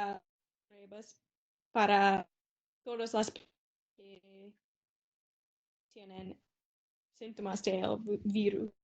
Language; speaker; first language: Spanish; non-native, learner; English